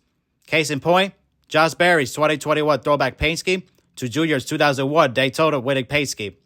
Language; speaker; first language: English; native; English